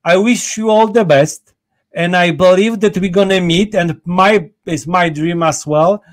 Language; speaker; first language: English; non-native, fluent; Polish